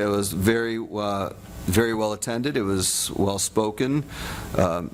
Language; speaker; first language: English; native; English